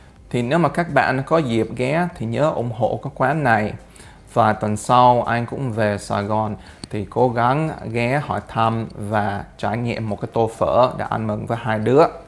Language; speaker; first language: Vietnamese; early bilingual, heritage; Vietnamese